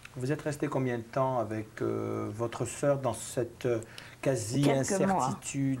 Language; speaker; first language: French; native; French